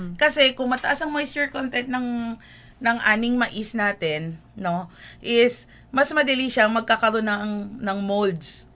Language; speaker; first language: Filipino; non-native, local second language; Hiligaynon